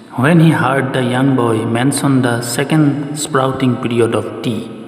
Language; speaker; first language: English; non-native, local second language; Assamese